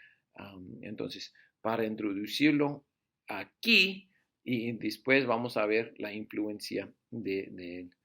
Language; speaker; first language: Spanish; non-native, fluent; English